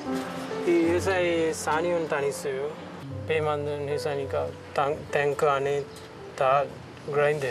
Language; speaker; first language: Korean; non-native, learner; Sinhala